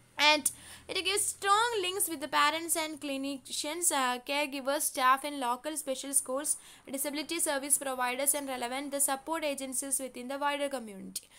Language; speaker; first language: English; non-native, local second language; Malayalam